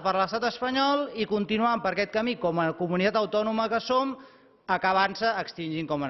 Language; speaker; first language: Catalan; native; Catalan